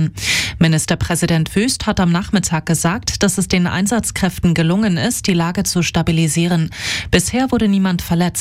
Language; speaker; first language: German; native; German